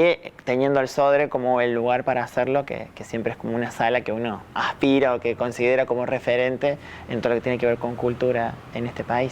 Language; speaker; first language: Spanish; native; Spanish